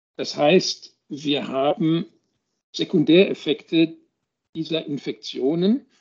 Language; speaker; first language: German; native; German